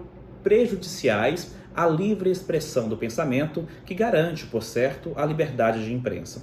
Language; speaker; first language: Portuguese; native; Portuguese